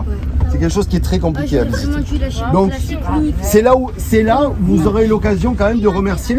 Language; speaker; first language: French; native; French